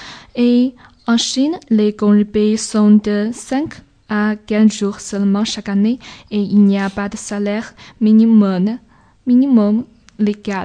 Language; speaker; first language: French; non-native, learner; Chinese